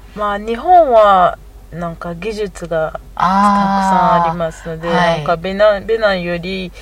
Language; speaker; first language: Japanese; non-native, fluent; Fon